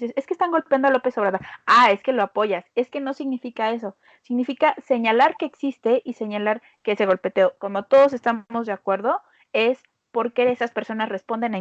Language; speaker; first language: Spanish; native; Spanish